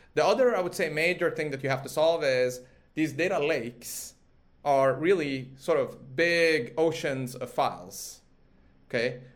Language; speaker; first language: English; early bilingual, other home language; Swedish